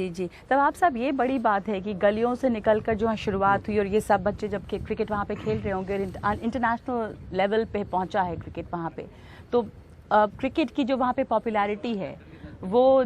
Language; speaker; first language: Hindi; native; Hindi